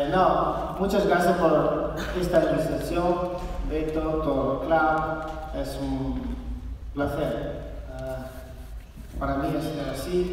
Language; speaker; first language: Spanish; non-native, learner; Italian